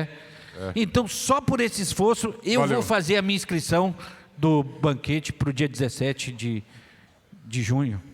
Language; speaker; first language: Portuguese; native; Portuguese